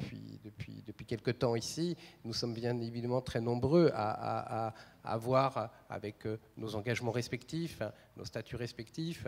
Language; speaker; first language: French; native; French